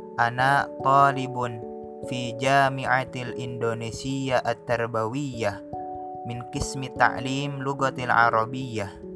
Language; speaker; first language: Arabic; non-native, learner; Indonesian